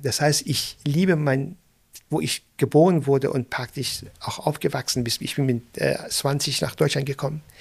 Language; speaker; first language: German; non-native, fluent; Persian